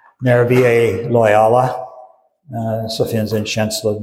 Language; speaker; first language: Swedish; non-native, fluent; English